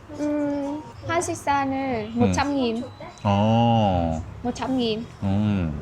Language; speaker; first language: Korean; non-native, learner; Vietnamese